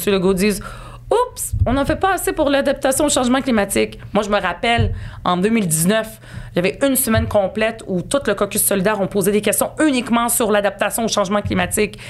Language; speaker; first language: French; early bilingual, other home language; Arabic